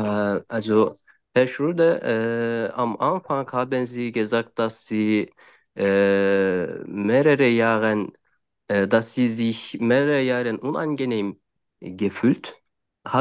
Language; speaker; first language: German; non-native, learner; Turkish